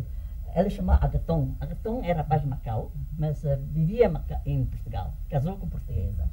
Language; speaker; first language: Portuguese; early bilingual, heritage; English